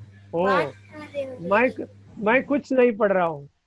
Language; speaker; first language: Hindi; non-native, learner; Tamil